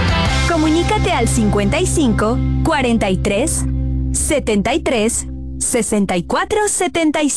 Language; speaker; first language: Spanish; native; Spanish